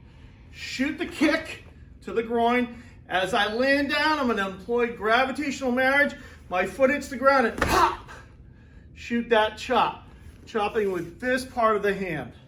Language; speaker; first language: English; native; English